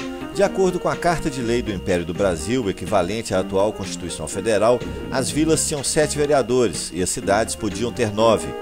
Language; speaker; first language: Portuguese; native; Portuguese